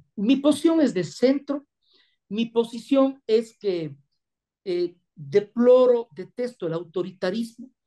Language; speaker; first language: Spanish; native; Spanish